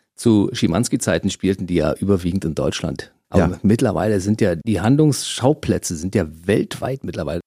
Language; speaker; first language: German; native; German